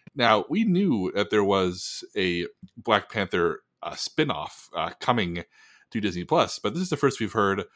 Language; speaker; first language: English; native; English